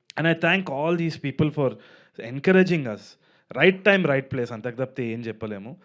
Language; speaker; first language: Telugu; native; Telugu